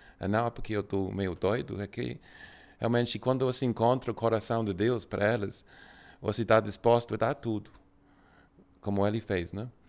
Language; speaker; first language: Portuguese; non-native, fluent; English